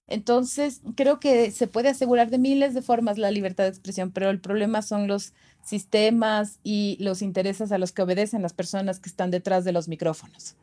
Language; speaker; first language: Spanish; native; Spanish